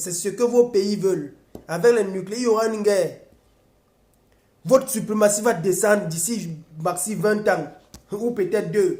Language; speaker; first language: French; non-native, local second language; Basaa